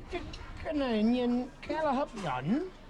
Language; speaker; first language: Vietnamese; non-native, fluent; English